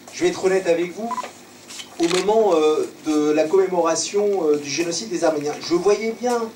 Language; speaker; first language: French; native; French